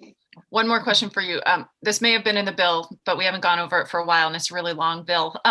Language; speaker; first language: English; native; English